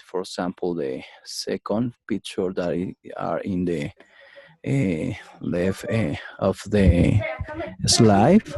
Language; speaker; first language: English; non-native, learner; Spanish